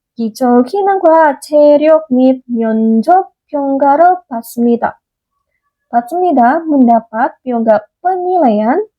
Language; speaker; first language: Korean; non-native, fluent; Indonesian